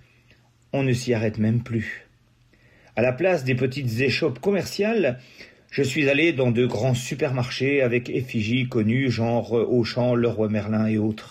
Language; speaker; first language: French; native; French